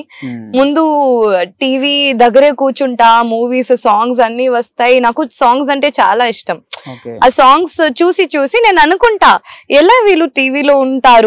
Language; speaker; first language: Telugu; non-native, local second language; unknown